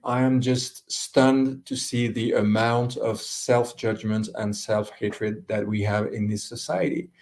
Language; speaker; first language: English; non-native, fluent; French